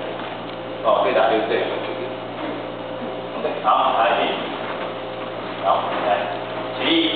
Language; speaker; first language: Chinese; native; Chinese